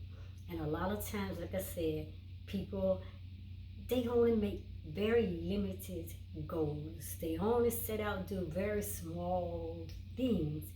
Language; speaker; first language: English; native; English